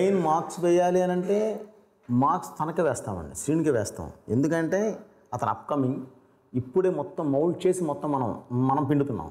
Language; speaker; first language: Telugu; native; Telugu